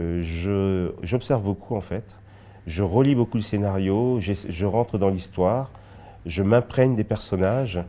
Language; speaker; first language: French; early bilingual, other home language; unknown